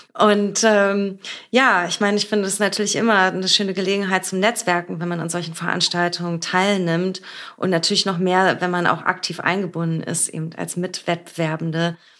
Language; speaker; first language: German; native; German